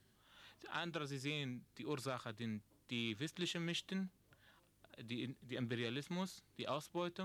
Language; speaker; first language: German; non-native, learner; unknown